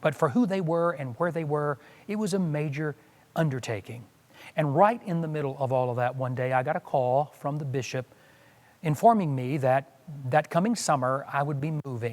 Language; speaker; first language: English; native; English